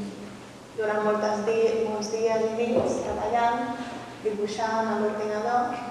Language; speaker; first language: Catalan; early bilingual, heritage; Catalan